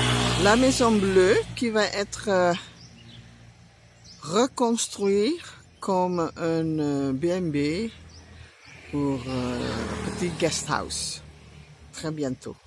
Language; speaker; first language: French; non-native, fluent; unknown